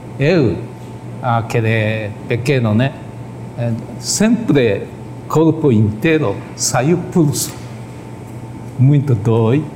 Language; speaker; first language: Portuguese; non-native, learner; Japanese